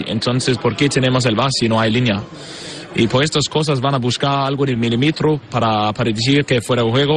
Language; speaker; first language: Spanish; non-native, fluent; Portuguese